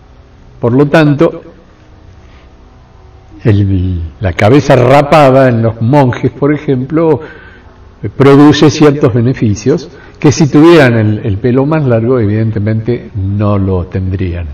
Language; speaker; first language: Spanish; native; Spanish